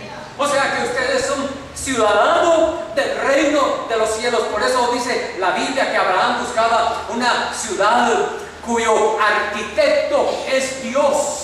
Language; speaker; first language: Spanish; native; Spanish